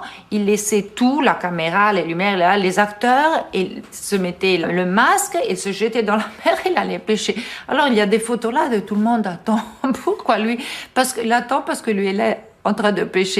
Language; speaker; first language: French; non-native, fluent; Italian